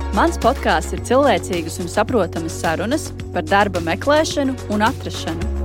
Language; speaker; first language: Latvian; native; Latvian